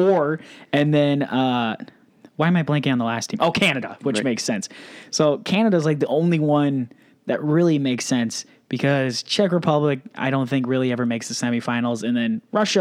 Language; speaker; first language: English; native; English